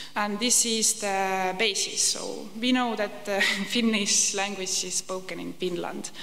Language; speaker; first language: English; non-native, fluent; Estonian